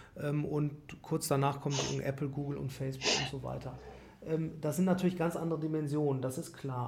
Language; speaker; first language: German; native; German